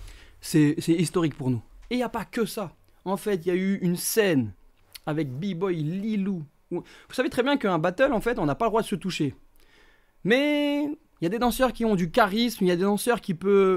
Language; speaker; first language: French; native; French